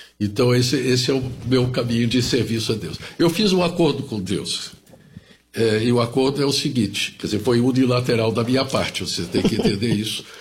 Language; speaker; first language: Portuguese; early bilingual, other home language; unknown